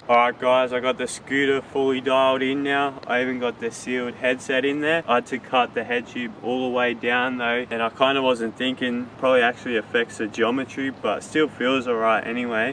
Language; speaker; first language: English; native; English